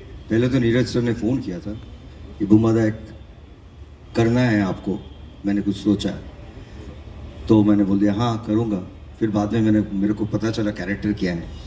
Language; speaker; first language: Hindi; non-native, local second language; Bangla